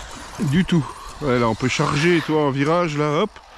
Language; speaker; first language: French; native; French